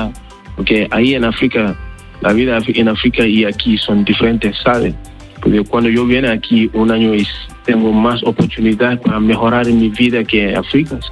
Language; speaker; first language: Spanish; non-native, learner; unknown